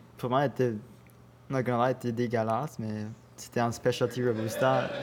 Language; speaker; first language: French; non-native, learner; Spanish